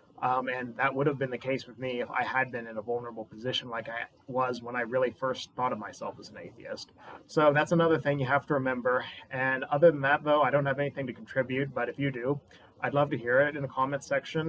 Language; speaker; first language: English; native; English